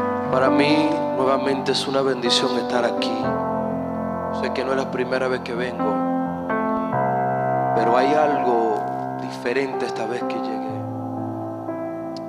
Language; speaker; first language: Spanish; native; Spanish